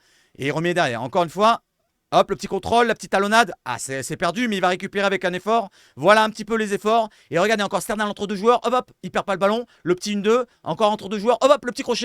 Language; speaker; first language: French; native; French